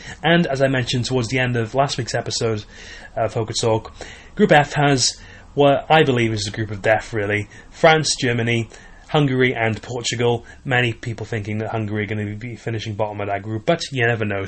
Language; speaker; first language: English; native; English